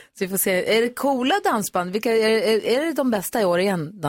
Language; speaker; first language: Swedish; native; Swedish